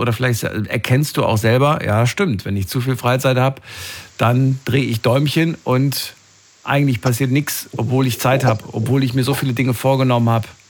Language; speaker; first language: German; native; German